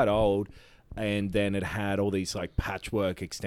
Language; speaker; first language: English; native; English